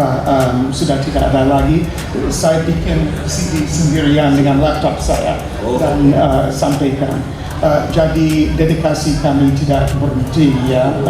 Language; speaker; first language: Indonesian; non-native, fluent; English